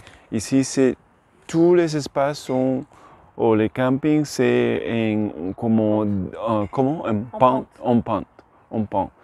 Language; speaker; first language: French; non-native, learner; Spanish